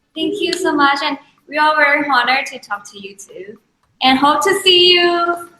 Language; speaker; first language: English; non-native, learner; Thai